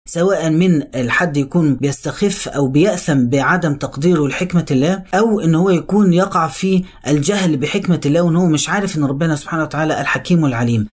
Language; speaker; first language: Arabic; native; Arabic